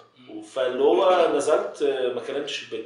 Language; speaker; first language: Arabic; native; Arabic